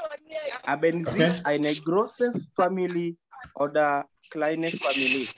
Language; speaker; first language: German; non-native, learner; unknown